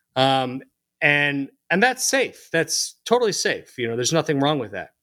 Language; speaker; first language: English; native; English